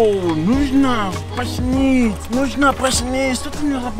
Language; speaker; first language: Russian; non-native, learner; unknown